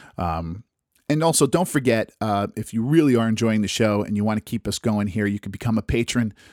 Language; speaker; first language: English; native; English